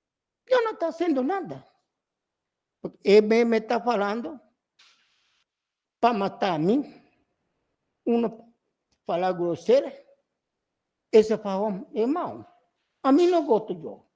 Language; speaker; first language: Portuguese; non-native, learner; Spanish